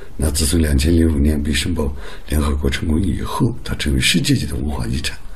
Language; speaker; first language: Chinese; non-native, local second language; Uyghur